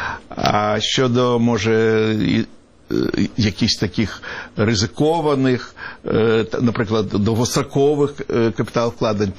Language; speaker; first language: Ukrainian; non-native, local second language; Russian